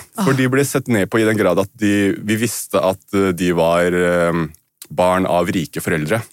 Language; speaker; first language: Norwegian; native; Norwegian